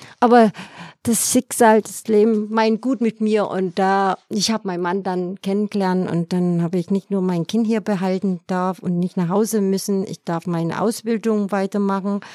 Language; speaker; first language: German; non-native, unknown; Vietnamese